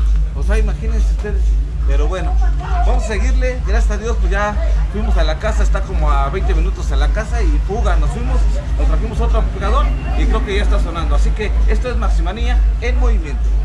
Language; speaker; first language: Spanish; native; Spanish